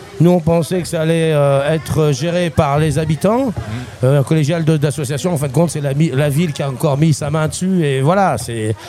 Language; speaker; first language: French; early bilingual, other home language; Arabic